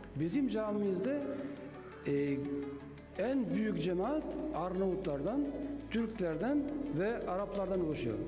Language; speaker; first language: Turkish; non-native, fluent; Albanian